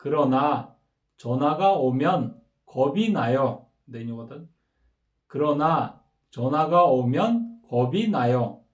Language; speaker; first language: Korean; non-native, fluent; Kyrgyz